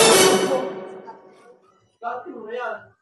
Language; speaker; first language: Filipino; native; Filipino